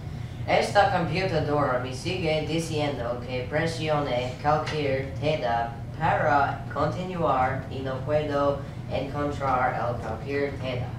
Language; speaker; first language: Spanish; non-native, learner; English